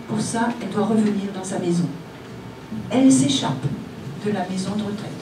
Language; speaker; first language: French; native; French